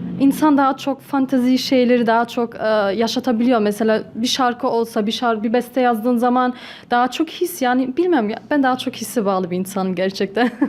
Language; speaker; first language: Turkish; early bilingual, heritage; Turkish